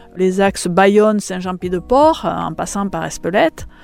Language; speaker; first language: French; native; French